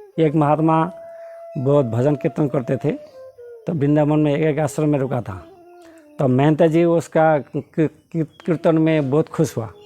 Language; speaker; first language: Hindi; non-native, local second language; Bangla